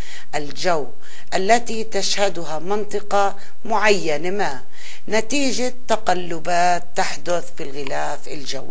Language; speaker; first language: Arabic; native; Arabic